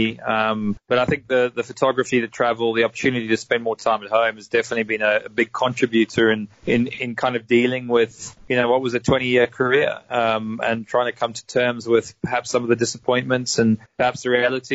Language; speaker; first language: English; native; English